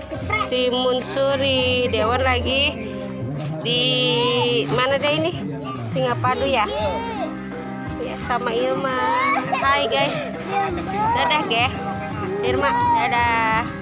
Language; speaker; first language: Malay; non-native, local second language; Sundanese